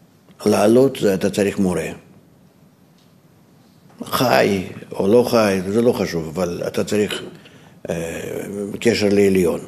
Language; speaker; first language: Hebrew; non-native, fluent; Russian